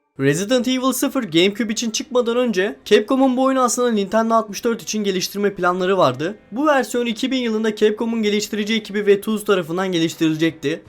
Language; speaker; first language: Turkish; native; Turkish